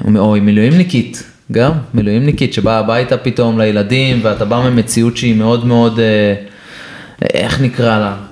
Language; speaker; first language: Hebrew; native; Hebrew